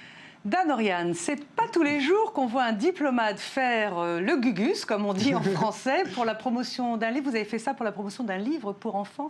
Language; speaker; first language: French; native; French